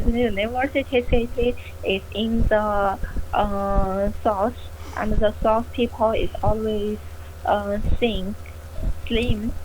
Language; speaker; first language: English; non-native, learner; Chinese